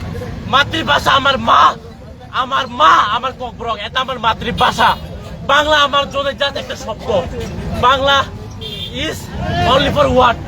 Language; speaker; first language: Bangla; non-native, local second language; Kok Borok